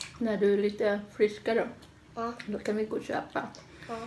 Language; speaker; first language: Swedish; non-native, fluent; Thai